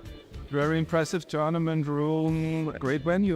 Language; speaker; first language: English; non-native, fluent; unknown